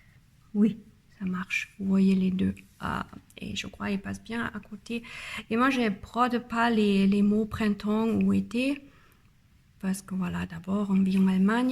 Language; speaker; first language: French; non-native, learner; German